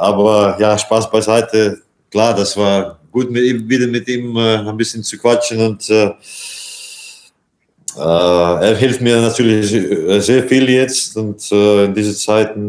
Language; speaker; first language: German; non-native, fluent; Latvian